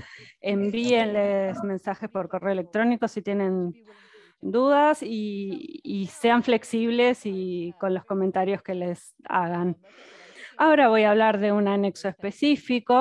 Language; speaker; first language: Spanish; native; Spanish